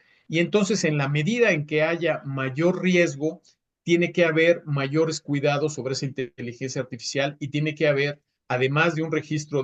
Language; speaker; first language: Spanish; native; Spanish